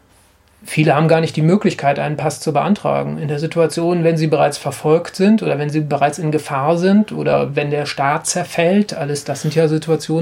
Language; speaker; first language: German; native; German